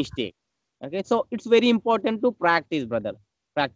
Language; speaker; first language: English; non-native, learner; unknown